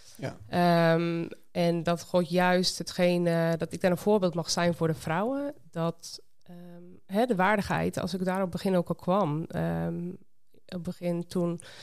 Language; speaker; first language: Dutch; native; Dutch